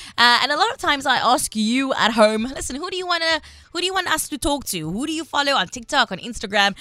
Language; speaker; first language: English; native; English